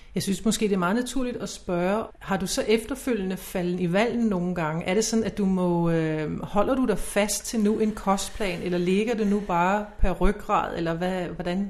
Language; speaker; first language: Danish; native; Danish